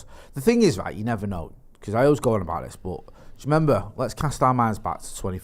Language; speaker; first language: English; native; English